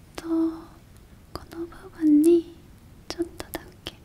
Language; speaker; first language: Japanese; non-native, fluent; Korean